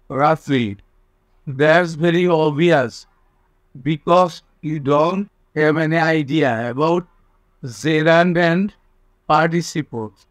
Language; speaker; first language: English; non-native, local second language; Bangla